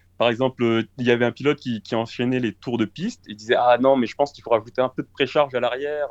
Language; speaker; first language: French; early bilingual, other home language; Portuguese